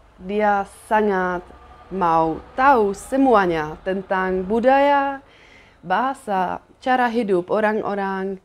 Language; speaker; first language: Indonesian; non-native, fluent; Czech